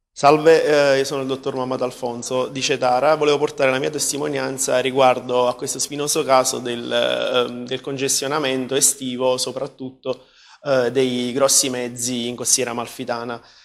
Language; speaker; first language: Italian; native; Italian